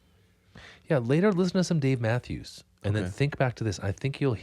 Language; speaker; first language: English; native; English